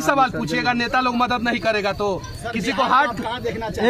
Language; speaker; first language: Hindi; native; Hindi